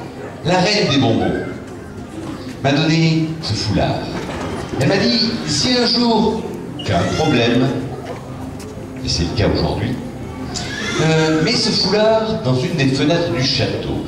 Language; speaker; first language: French; native; French